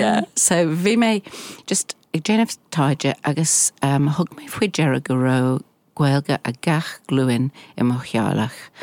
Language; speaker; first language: Irish; non-native, learner; English